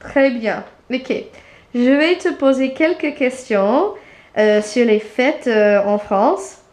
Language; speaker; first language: French; non-native, fluent; English